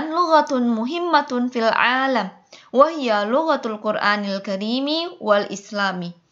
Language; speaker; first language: Arabic; non-native, fluent; Indonesian